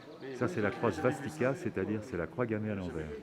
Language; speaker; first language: French; native; French